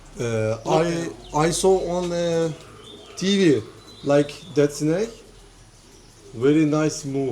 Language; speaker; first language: English; non-native, learner; Turkish